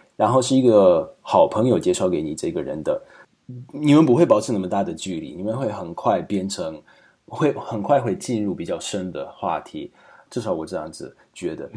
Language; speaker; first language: Chinese; non-native, fluent; Slovak